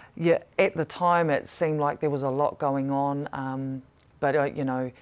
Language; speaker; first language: English; native; English